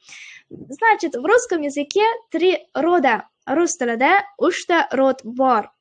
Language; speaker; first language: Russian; non-native, local second language; Uzbek